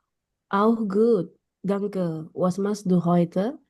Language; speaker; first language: German; non-native, learner; Indonesian